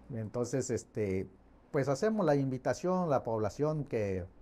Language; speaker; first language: Spanish; non-native, fluent; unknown